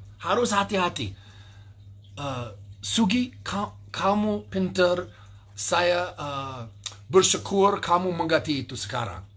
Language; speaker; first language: Indonesian; non-native, learner; English